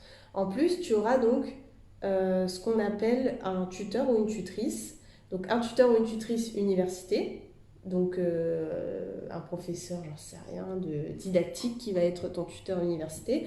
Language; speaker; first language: French; native; French